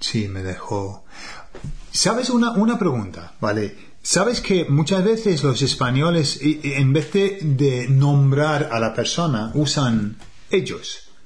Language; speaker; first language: Spanish; non-native, fluent; English